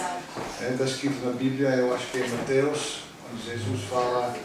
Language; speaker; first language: Portuguese; non-native, fluent; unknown